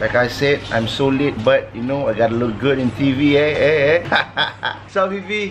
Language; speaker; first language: English; non-native, local second language; Malay